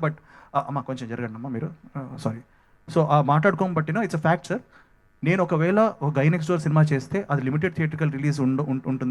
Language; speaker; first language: Telugu; native; Telugu